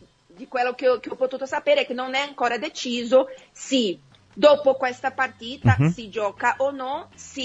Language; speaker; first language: Italian; non-native, fluent; Portuguese